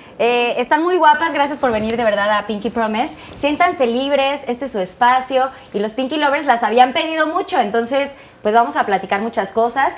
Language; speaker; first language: Spanish; native; Spanish